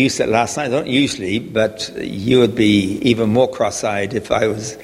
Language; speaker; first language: English; native; English